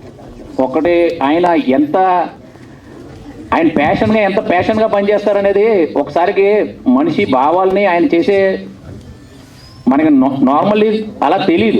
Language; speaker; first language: Telugu; native; Telugu